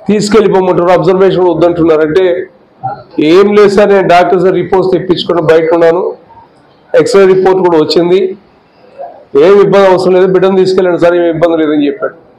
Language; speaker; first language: Telugu; native; Telugu